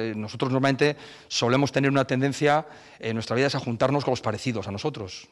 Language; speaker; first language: Spanish; non-native, local second language; Basque